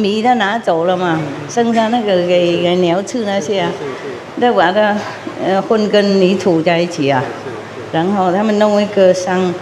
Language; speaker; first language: Chinese; non-native, fluent; Vietnamese